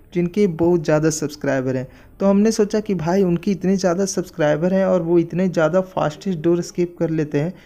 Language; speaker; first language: Hindi; native; Hindi